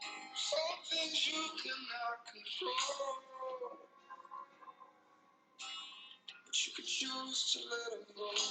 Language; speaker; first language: English; native; English